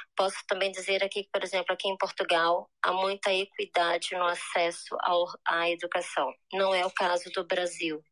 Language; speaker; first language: Portuguese; native; Portuguese